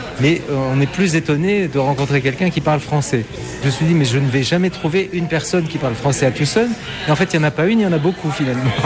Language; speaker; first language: French; native; French